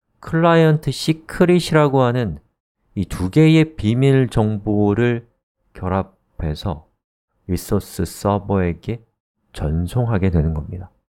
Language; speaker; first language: Korean; native; Korean